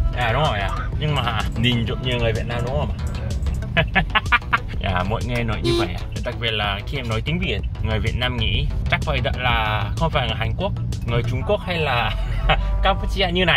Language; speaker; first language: Vietnamese; non-native, fluent; Korean